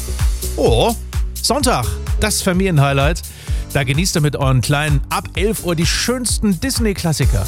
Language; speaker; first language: German; native; German